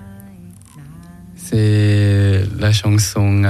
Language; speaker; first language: French; non-native, learner; Thai